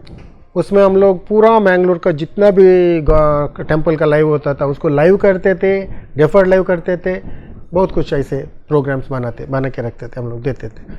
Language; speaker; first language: Hindi; non-native, local second language; Tulu